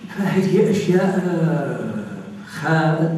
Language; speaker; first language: Arabic; native; Arabic